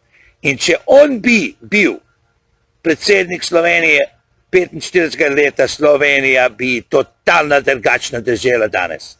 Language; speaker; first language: Slovenian; early bilingual, heritage; Slovenian